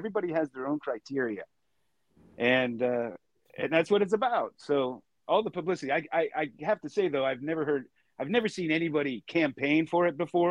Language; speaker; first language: English; native; English